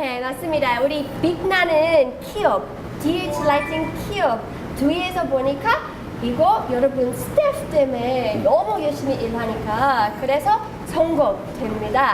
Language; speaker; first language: Korean; non-native, learner; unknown